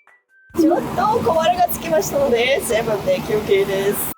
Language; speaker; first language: Japanese; non-native, fluent; Russian